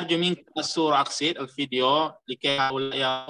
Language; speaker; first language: Arabic; non-native, learner; Indonesian